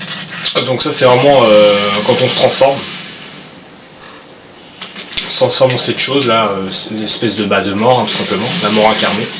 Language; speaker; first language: French; native; French